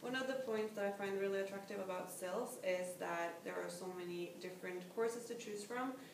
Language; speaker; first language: English; non-native, fluent; Norwegian